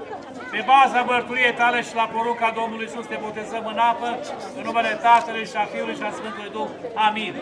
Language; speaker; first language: Romanian; native; Romanian